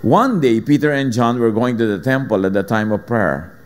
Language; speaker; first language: English; non-native, local second language; Filipino